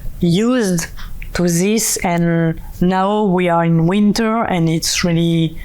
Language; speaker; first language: English; non-native, fluent; French